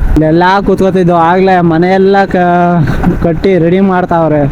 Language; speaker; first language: Kannada; non-native, local second language; Marathi